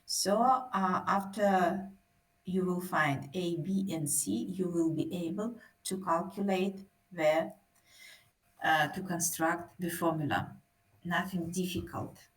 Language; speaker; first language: English; non-native, fluent; Russian